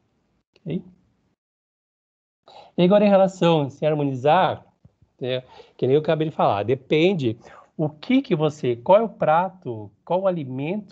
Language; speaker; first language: Portuguese; native; Portuguese